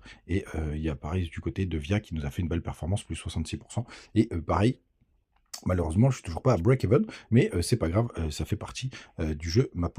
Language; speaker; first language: French; native; French